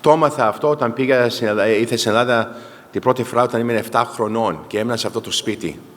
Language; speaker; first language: Greek; early bilingual, heritage; Greek